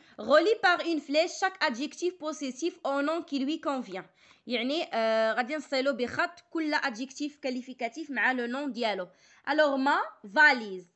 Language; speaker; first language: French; non-native, local second language; Arabic